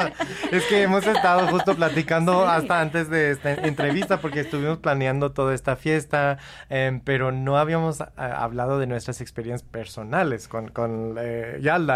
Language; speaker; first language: Spanish; non-native, fluent; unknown